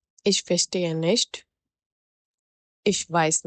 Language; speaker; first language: German; non-native, fluent; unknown